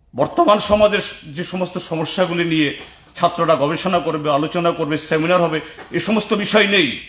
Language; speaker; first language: Bangla; native; Bangla